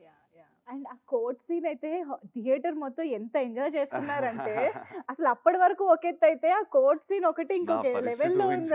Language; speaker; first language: Telugu; native; Telugu